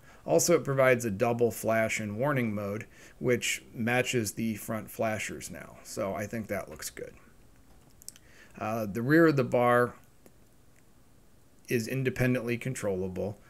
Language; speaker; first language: English; native; English